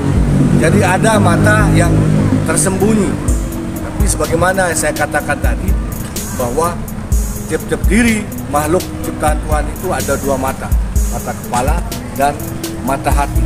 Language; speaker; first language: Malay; non-native, local second language; Sasak